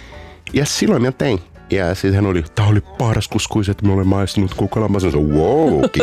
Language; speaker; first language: Finnish; non-native, fluent; Portuguese